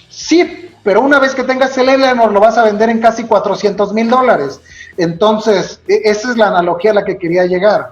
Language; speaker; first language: Spanish; native; Spanish